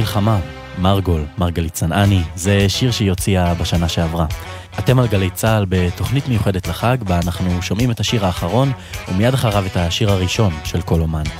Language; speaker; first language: Hebrew; native; Hebrew